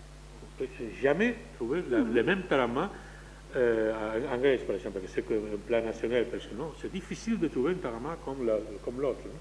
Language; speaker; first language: French; non-native, fluent; Spanish